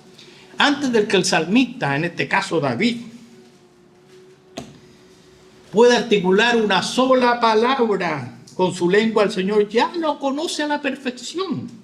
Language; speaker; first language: Spanish; native; Spanish